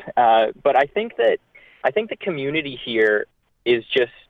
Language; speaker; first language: English; native; English